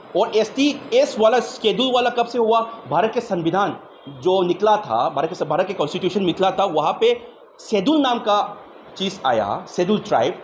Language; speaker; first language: Hindi; non-native, local second language; Manipuri